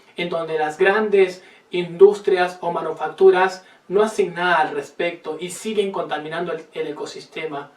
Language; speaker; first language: Spanish; native; Spanish